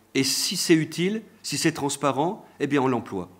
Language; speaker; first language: French; native; French